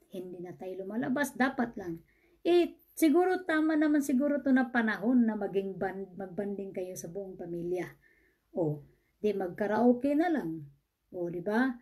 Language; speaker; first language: Filipino; non-native, local second language; Cebuano